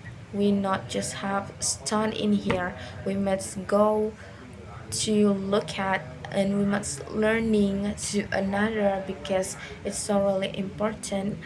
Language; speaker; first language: English; non-native, learner; Indonesian